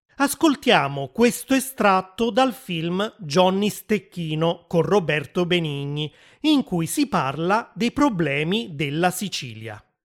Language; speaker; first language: Italian; native; Italian